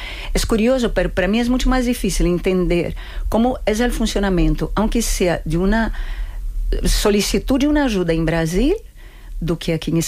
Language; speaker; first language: Spanish; non-native, fluent; Portuguese